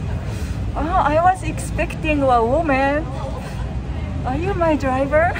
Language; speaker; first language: English; non-native, fluent; Japanese